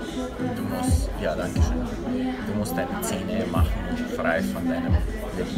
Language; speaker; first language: German; non-native, fluent; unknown